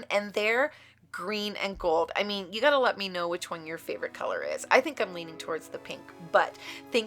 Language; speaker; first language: English; native; English